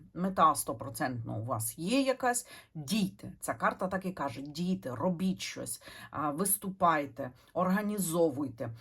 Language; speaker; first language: Ukrainian; non-native, local second language; Russian